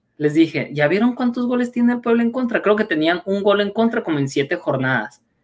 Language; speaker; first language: Spanish; native; Spanish